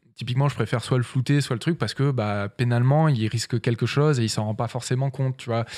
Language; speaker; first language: French; native; French